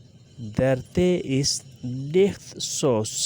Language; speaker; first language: German; non-native, learner; Urdu